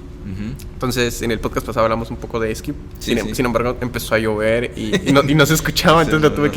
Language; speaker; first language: Spanish; native; Spanish